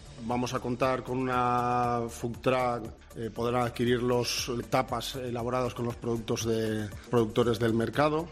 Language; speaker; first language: Spanish; native; Spanish